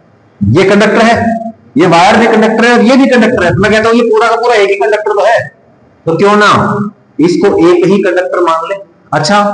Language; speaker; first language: Hindi; native; Hindi